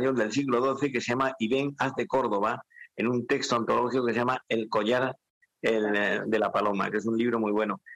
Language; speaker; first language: Spanish; native; Spanish